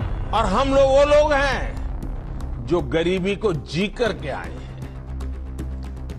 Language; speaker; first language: Hindi; non-native, local second language; Gujarati